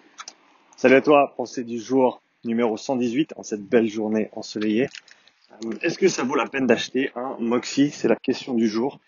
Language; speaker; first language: French; native; French